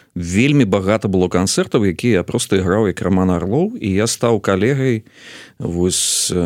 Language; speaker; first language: Belarusian; native; Belarusian